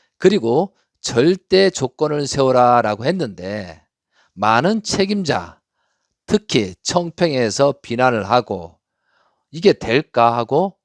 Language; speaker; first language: Korean; native; Korean